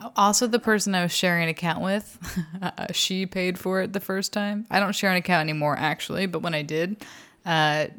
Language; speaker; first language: English; native; English